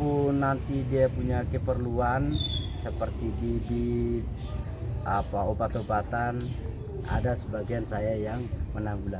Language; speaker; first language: Indonesian; non-native, local second language; Javanese